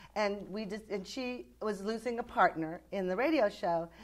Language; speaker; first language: English; native; English